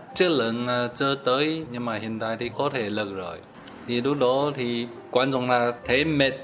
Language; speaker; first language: Vietnamese; non-native, learner; Chinese